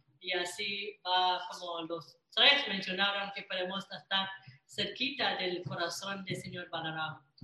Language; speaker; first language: Spanish; non-native, fluent; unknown